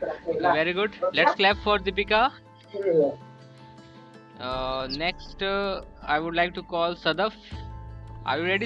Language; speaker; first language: English; non-native, local second language; Hindi